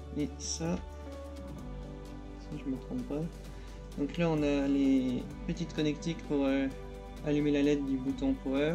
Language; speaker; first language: French; native; French